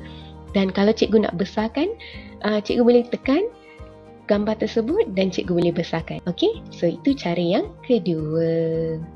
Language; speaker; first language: Malay; native; Malay